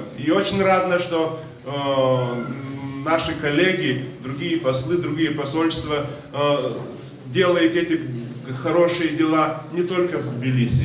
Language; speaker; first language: Russian; non-native, local second language; Georgian